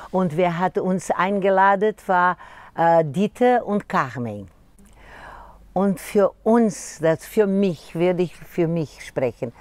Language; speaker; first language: German; non-native, learner; Portuguese